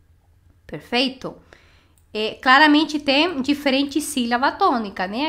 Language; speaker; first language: Portuguese; non-native, fluent; Spanish